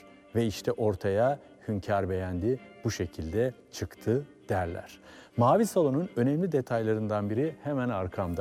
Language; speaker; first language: Turkish; native; Turkish